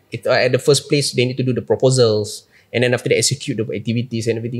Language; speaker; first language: English; non-native, local second language; Malay